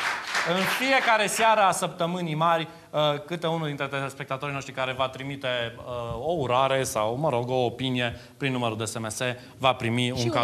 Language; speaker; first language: Romanian; native; Romanian